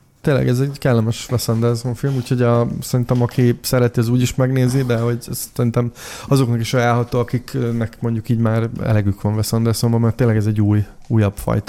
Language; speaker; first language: Hungarian; native; Hungarian